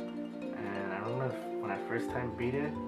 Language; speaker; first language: English; native; English